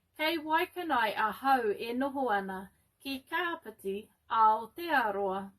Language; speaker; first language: Māori; non-native, local second language; English